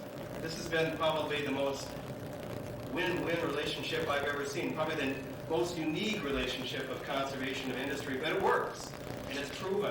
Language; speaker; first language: English; native; English